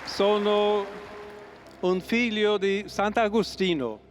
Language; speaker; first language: Italian; non-native, fluent; English